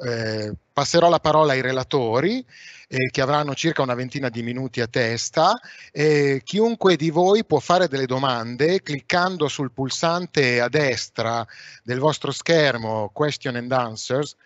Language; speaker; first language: Italian; native; Italian